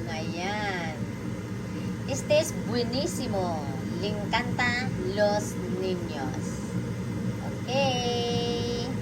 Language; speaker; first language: Spanish; non-native, learner; Filipino